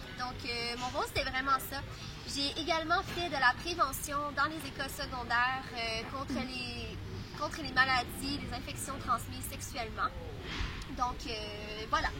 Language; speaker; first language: French; native; French